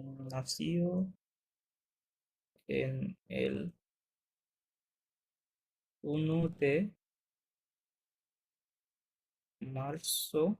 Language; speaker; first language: Spanish; non-native, fluent; Bangla